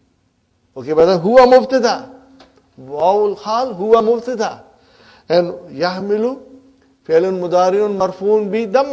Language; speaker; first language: Arabic; non-native, fluent; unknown